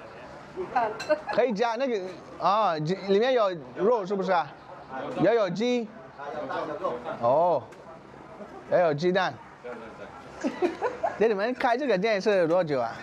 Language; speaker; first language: Chinese; non-native, learner; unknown